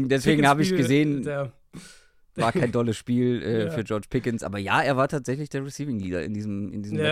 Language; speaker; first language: German; native; German